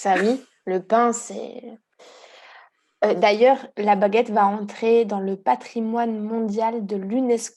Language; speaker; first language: French; early bilingual, heritage; Hungarian